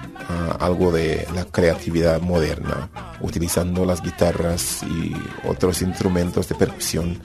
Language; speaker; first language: Spanish; non-native, fluent; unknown